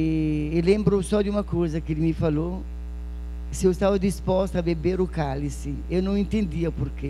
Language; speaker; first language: Portuguese; non-native, fluent; Italian